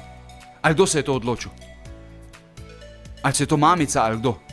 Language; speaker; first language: Slovenian; native; Slovenian